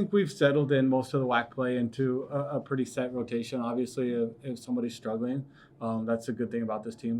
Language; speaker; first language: English; native; English